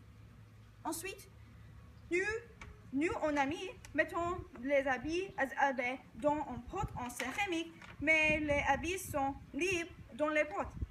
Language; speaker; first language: French; non-native, learner; English